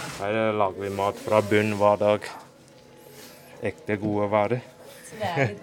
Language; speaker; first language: Norwegian; non-native, fluent; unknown